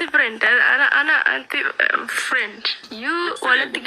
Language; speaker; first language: English; non-native, learner; Oromo